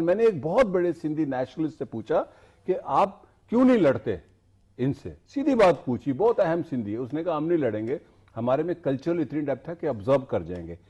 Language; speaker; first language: Urdu; non-native, local second language; Punjabi